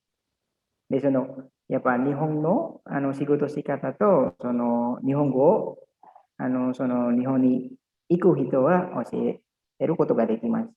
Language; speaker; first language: Japanese; non-native, learner; Indonesian